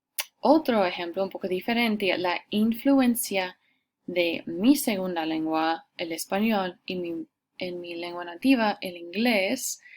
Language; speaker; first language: Spanish; non-native, fluent; English